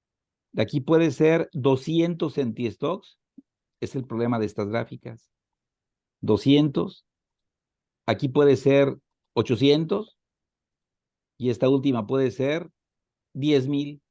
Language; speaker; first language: Spanish; native; Spanish